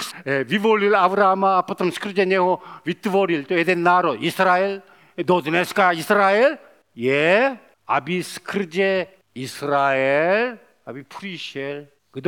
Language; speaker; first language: Czech; non-native, learner; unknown